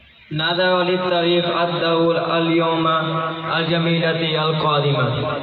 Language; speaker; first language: Arabic; non-native, learner; Urdu